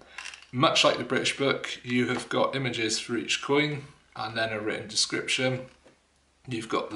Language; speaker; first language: English; native; English